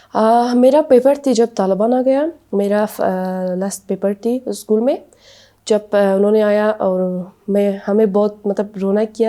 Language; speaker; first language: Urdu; non-native, learner; Persian